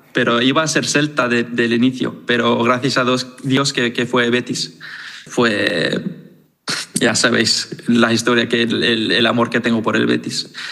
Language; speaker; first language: Spanish; non-native, fluent; Danish